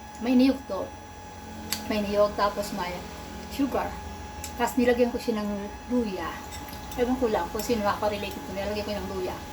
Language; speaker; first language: Filipino; non-native, local second language; Bikol